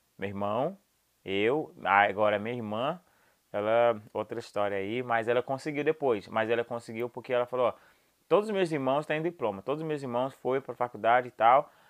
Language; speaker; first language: Portuguese; non-native, fluent; English